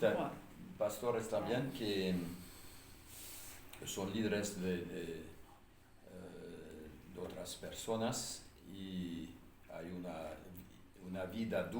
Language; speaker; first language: Spanish; non-native, fluent; English